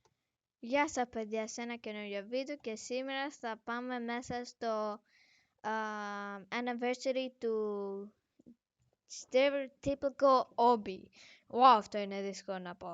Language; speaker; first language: Greek; early bilingual, heritage; Greek